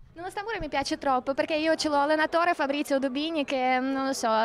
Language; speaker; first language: Italian; non-native, learner; Ukrainian